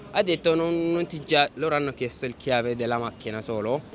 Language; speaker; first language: Italian; non-native, learner; Arabic